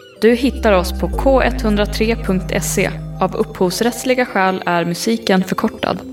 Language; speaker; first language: Swedish; native; Swedish